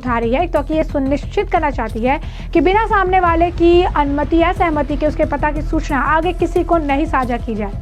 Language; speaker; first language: Hindi; native; Hindi